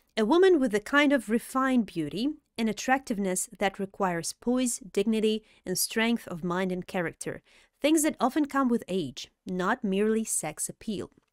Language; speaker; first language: English; non-native, fluent; Russian